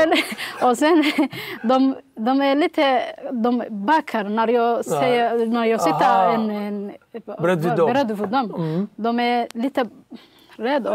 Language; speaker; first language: Swedish; non-native, learner; Somali